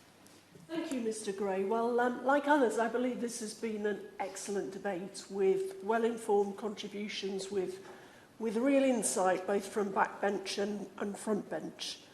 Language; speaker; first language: English; native; English